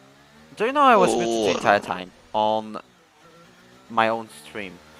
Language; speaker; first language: English; non-native, fluent; Polish